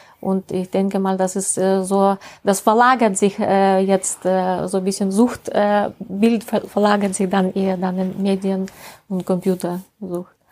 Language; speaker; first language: German; non-native, fluent; Russian